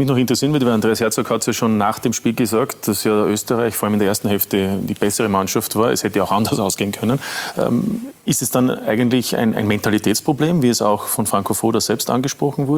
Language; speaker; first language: German; native; German